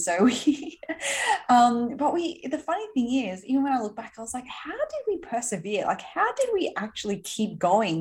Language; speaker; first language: English; native; English